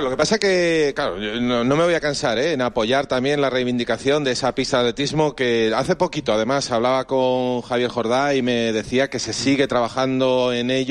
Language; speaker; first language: Spanish; native; Spanish